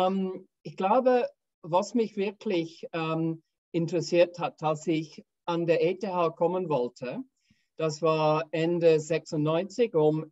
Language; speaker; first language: German; non-native, fluent; English